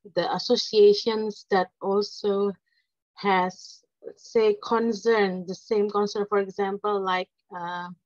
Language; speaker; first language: English; non-native, fluent; Indonesian